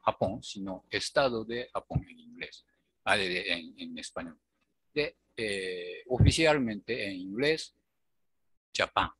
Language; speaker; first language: Spanish; non-native, fluent; Japanese